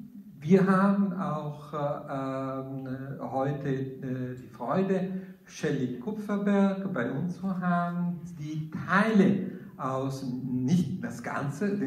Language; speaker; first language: German; non-native, fluent; Italian